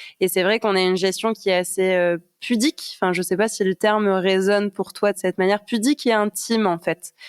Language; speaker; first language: French; native; French